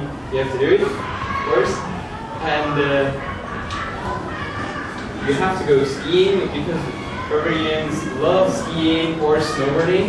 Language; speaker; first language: English; non-native, fluent; German